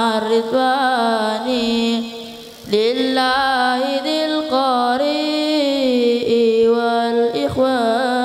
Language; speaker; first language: Arabic; non-native, learner; Madurese